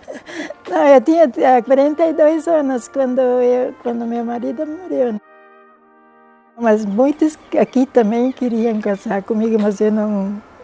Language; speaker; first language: Portuguese; non-native, local second language; German